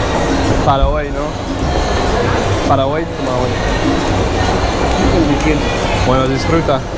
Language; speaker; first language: Spanish; non-native, fluent; English